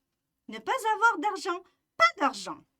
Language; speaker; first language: French; non-native, fluent; Uzbek